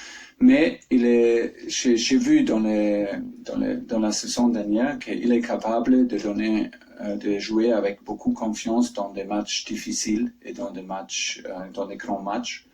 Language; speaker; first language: French; non-native, fluent; German